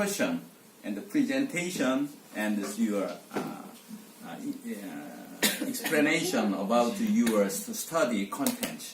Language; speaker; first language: English; non-native, learner; Korean